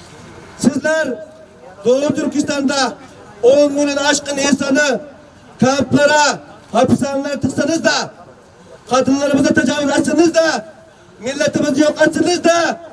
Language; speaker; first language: Turkish; non-native, fluent; Uyghur